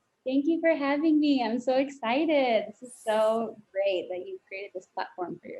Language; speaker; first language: English; native; English